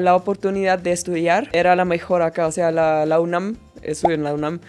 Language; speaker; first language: Spanish; non-native, fluent; German